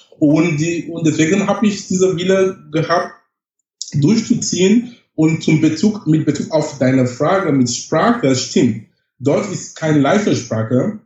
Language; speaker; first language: German; non-native, fluent; English